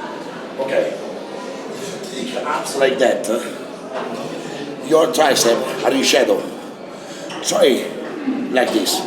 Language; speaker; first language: English; non-native, learner; Italian